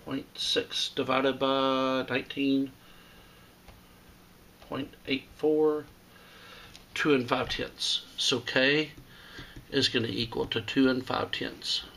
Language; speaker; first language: English; native; English